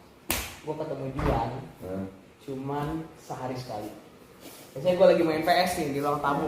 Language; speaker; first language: Indonesian; native; Indonesian